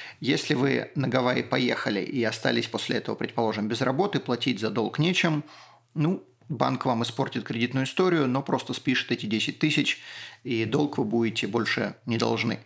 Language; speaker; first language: Russian; native; Russian